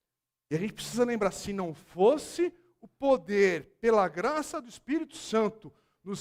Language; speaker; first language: Portuguese; native; Portuguese